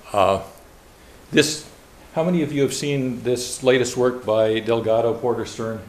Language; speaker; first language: English; native; English